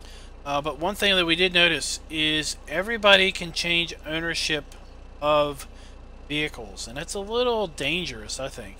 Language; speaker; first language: English; native; English